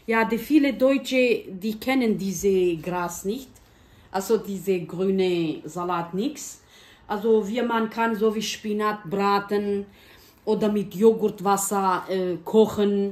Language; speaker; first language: German; non-native, learner; Kurdish